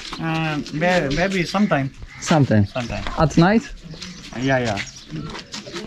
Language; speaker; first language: English; non-native, learner; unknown